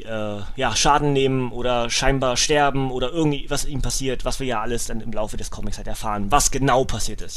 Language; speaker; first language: German; native; German